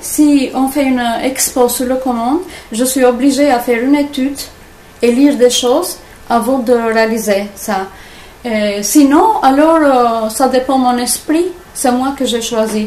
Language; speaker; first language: French; non-native, fluent; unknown